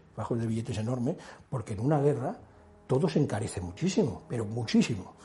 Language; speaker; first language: Spanish; native; Spanish